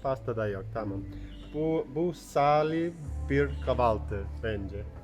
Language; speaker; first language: Turkish; non-native, learner; English